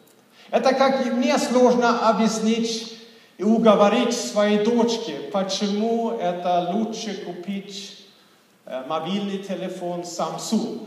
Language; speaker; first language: Russian; non-native, fluent; Swedish